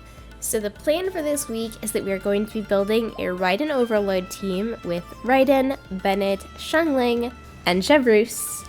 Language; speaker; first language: English; native; English